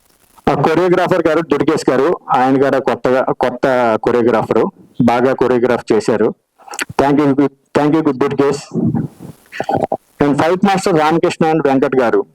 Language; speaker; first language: Telugu; native; Telugu